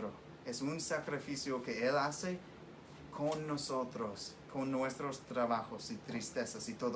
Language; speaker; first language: Spanish; non-native, fluent; English